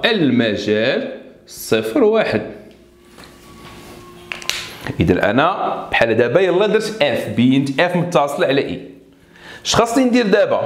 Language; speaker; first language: Arabic; native; Arabic